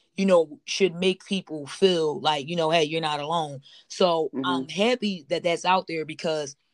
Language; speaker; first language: English; native; English